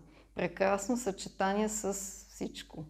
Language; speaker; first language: Bulgarian; non-native, fluent; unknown